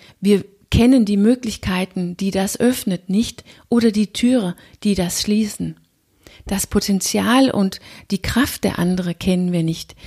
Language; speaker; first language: German; non-native, fluent; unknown